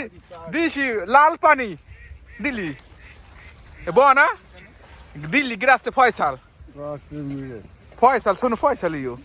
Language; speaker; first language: Italian; non-native, learner; Bangla